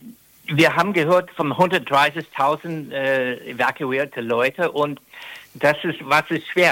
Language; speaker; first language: German; non-native, fluent; English